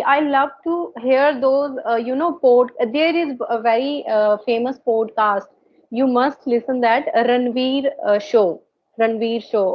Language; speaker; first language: English; non-native, learner; Hindi